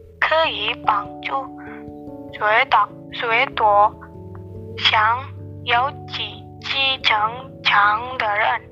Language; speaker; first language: Chinese; non-native, learner; Indonesian